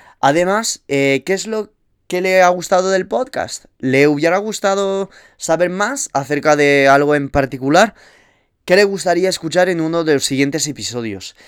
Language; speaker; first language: Spanish; early bilingual, heritage; Spanish